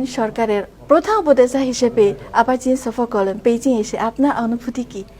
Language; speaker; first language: Bangla; non-native, fluent; Chinese